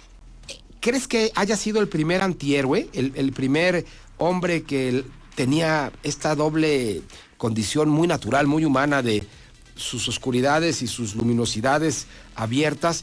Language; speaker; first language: Spanish; native; Spanish